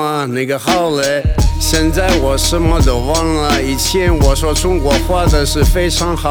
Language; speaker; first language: Chinese; non-native, learner; Russian